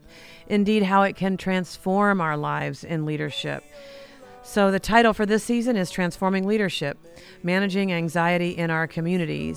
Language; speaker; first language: English; native; English